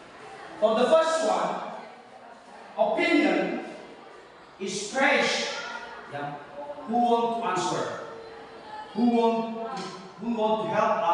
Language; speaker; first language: English; non-native, learner; Indonesian